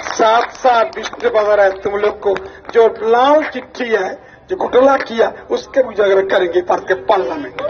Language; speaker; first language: Hindi; non-native, local second language; Bangla